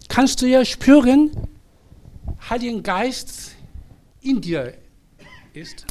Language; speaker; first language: German; non-native, learner; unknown